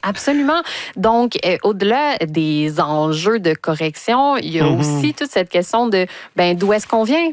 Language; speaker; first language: French; native; French